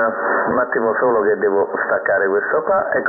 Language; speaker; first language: Italian; native; Italian